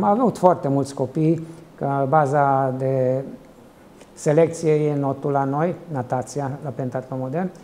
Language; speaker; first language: Romanian; non-native, local second language; Hungarian